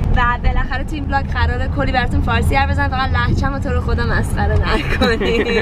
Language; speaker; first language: Persian; early bilingual, heritage; Persian